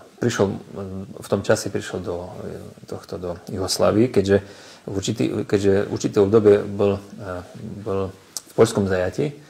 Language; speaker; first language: Slovak; native; Slovak